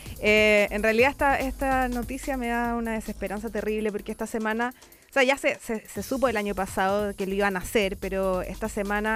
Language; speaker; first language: Spanish; native; Spanish